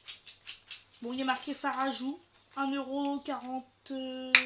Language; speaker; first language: French; native; French